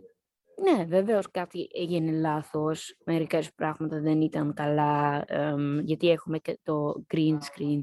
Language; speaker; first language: Greek; early bilingual, heritage; Dutch